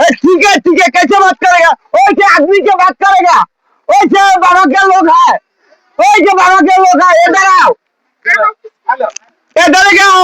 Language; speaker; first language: Hindi; non-native, learner; Bangla